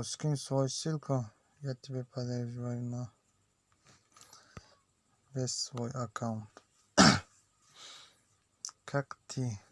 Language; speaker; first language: Russian; non-native, learner; Tajik